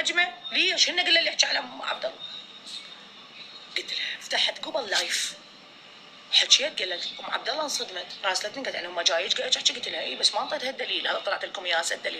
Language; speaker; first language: Arabic; native; Arabic